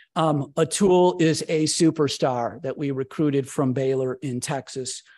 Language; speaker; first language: English; native; English